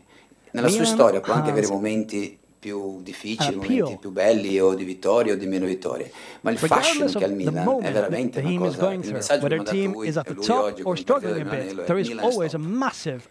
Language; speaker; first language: Italian; non-native, fluent; Spanish